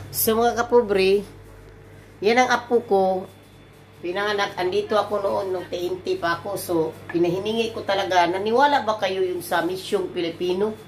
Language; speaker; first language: Filipino; non-native, local second language; Cebuano